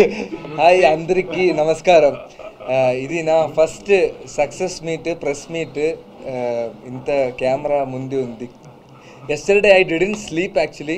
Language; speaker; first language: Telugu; non-native, learner; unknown